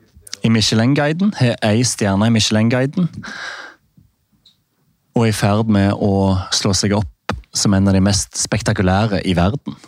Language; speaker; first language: Norwegian; native; Norwegian